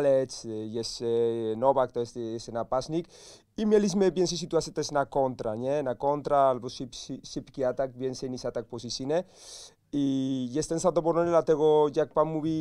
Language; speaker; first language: Polish; non-native, learner; Spanish